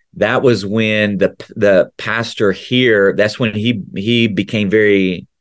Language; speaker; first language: English; native; English